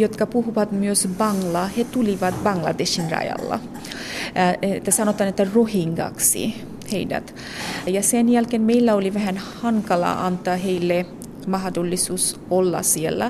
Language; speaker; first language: Finnish; non-native, fluent; Bangla